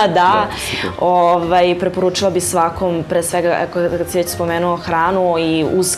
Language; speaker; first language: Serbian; early bilingual, heritage; Serbian